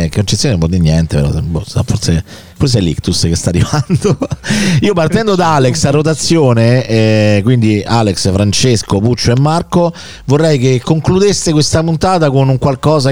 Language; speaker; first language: Italian; native; Italian